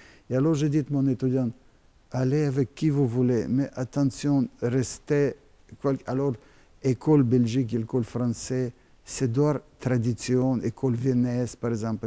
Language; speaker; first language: French; non-native, learner; Russian